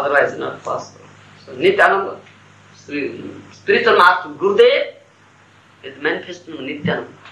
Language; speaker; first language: English; non-native, local second language; Odia